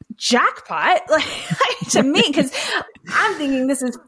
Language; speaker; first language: English; native; English